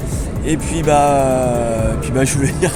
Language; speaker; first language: French; native; French